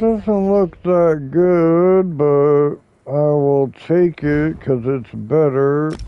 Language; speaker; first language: English; native; English